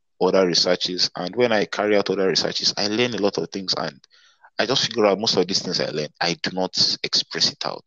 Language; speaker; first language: English; non-native, local second language; Igbo